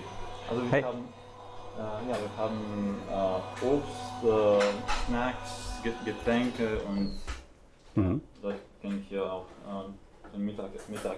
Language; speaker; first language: German; non-native, fluent; Latvian